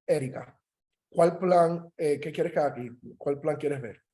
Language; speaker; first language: Spanish; early bilingual, heritage; Spanish